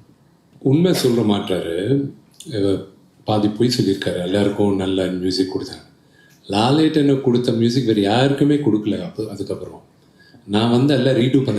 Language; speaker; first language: Tamil; early bilingual, heritage; Telugu